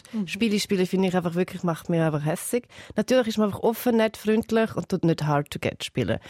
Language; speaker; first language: German; early bilingual, other home language; Serbian